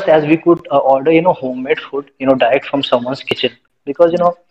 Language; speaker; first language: English; non-native, local second language; Hindi